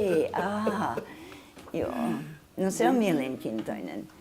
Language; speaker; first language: Finnish; non-native, learner; English